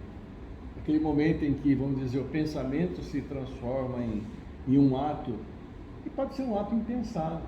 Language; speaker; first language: Portuguese; native; Portuguese